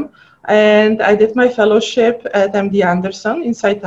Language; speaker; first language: English; non-native, fluent; Polish